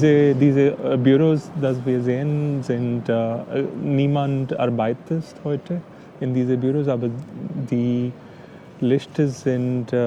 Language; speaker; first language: German; non-native, fluent; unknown